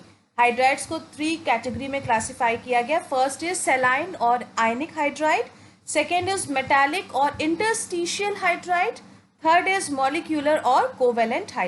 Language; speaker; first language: Hindi; native; Hindi